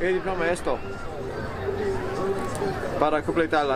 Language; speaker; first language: Spanish; non-native, fluent; English